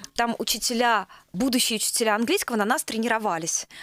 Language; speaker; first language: Russian; native; Russian